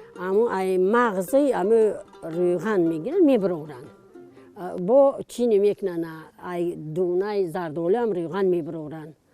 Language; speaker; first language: Tajik; native; Tajik